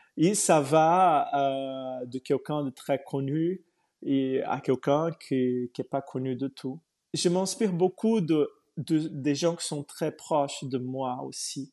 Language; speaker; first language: French; non-native, fluent; Portuguese